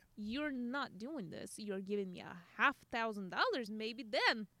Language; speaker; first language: English; non-native, fluent; Russian